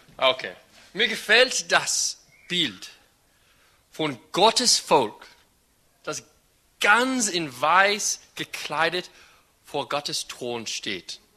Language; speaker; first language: German; non-native, fluent; English